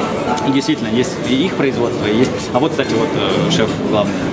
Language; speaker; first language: Russian; native; Russian